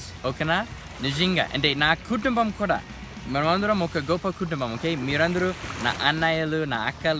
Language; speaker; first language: Telugu; non-native, learner; English